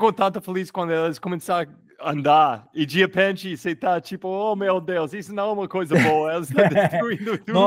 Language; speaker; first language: Portuguese; non-native, fluent; English